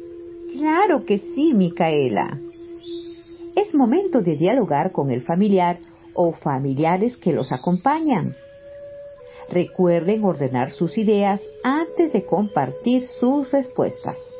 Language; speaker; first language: Spanish; native; Spanish